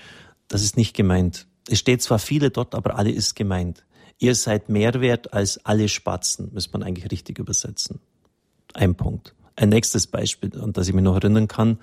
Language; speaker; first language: German; native; German